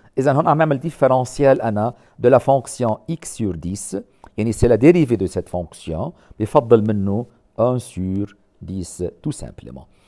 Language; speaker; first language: French; non-native, local second language; Arabic